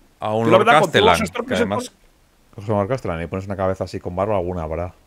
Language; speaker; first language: Spanish; native; Spanish